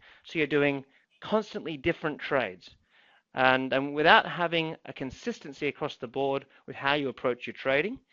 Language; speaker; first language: English; native; English